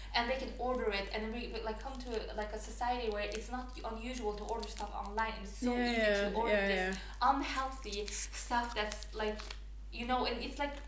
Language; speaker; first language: English; non-native, fluent; Norwegian